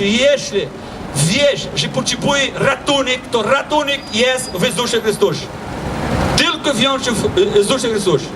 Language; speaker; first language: Polish; non-native, fluent; Portuguese